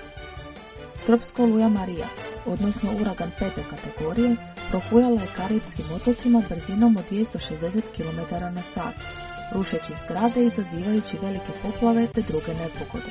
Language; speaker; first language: Croatian; native; Croatian